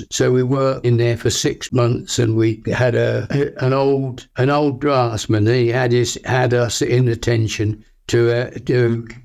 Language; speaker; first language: English; native; English